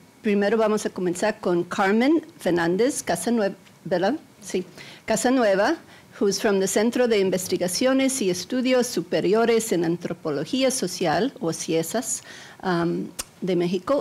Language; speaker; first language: Spanish; non-native, fluent; English